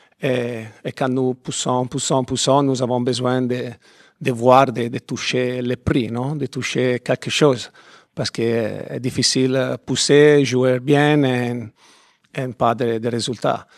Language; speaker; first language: French; non-native, fluent; Italian